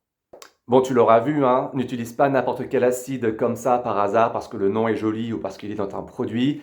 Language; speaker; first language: French; native; French